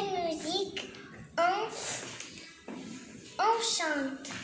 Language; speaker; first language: French; non-native, learner; Arabic